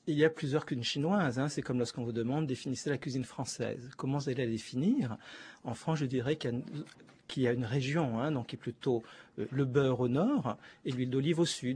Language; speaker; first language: French; native; French